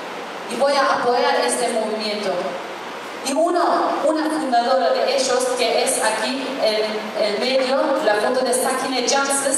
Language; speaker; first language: Spanish; non-native, fluent; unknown